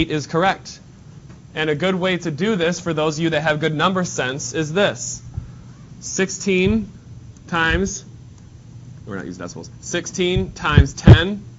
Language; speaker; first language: English; native; English